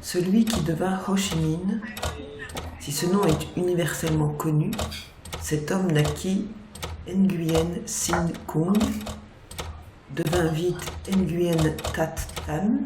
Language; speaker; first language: French; native; French